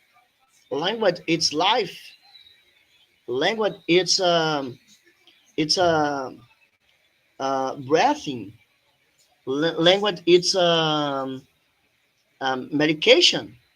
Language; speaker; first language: English; non-native, fluent; Portuguese